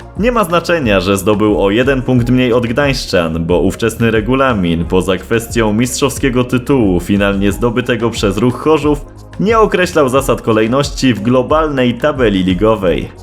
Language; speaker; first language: Polish; native; Polish